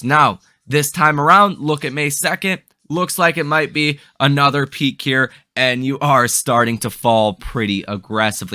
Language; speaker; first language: English; native; English